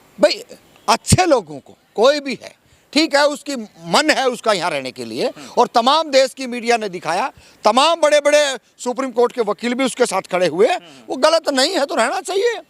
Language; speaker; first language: Hindi; native; Hindi